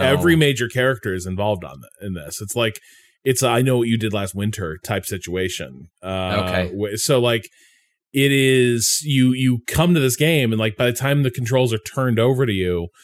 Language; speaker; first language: English; native; English